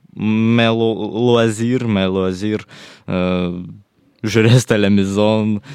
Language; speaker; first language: French; non-native, learner; Ukrainian